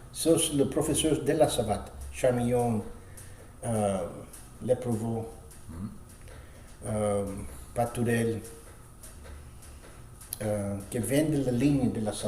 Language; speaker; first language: French; non-native, learner; Spanish